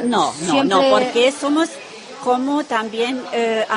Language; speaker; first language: Spanish; non-native, learner; Romanian